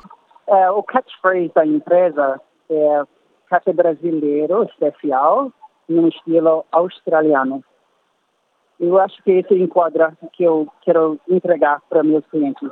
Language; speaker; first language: Portuguese; non-native, fluent; English